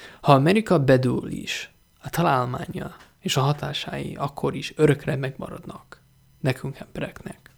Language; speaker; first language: Hungarian; non-native, fluent; English